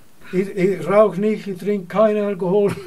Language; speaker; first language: German; non-native, fluent; Spanish